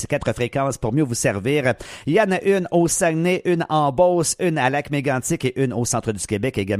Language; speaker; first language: French; native; French